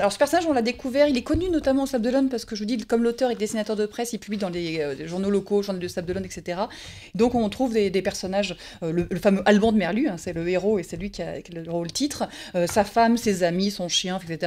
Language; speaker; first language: French; native; French